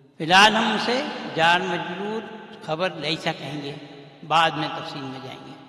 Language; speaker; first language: Urdu; native; Urdu